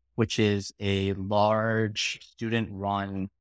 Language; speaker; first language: English; native; English